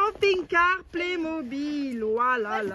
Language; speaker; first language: French; native; French